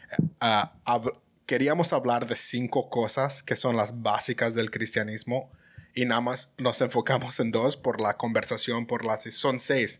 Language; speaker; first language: Spanish; early bilingual, heritage; Spanish